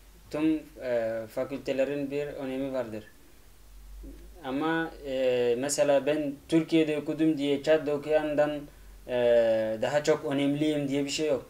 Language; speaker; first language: Turkish; non-native, fluent; Arabic